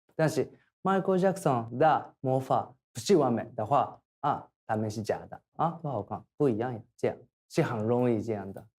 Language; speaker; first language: Chinese; non-native, fluent; Korean